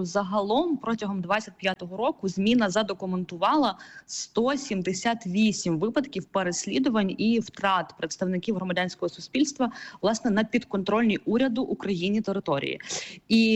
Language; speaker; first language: Ukrainian; native; Ukrainian